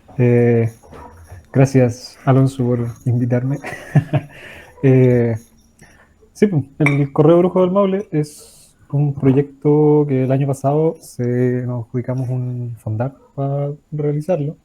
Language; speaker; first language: Spanish; native; Spanish